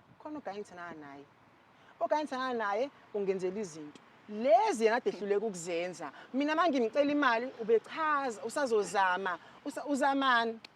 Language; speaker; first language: Zulu; non-native, local second language; Xhosa